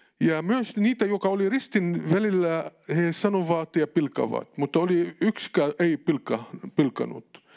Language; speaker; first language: Finnish; non-native, learner; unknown